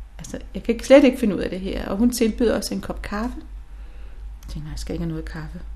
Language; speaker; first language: Danish; native; Danish